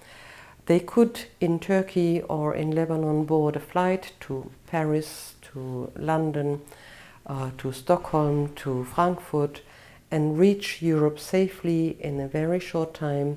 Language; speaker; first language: English; non-native, fluent; German